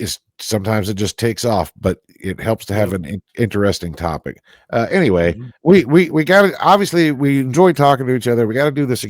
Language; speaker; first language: English; native; English